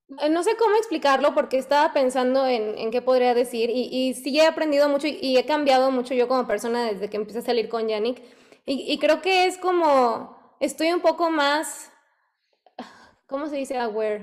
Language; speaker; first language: Spanish; native; Spanish